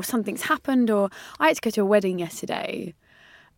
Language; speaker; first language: English; native; English